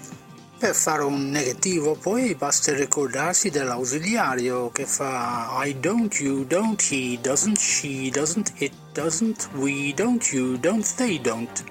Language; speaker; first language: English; non-native, fluent; Italian